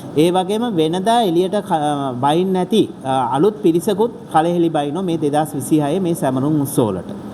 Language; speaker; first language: Sinhala; non-native, local second language; Tamil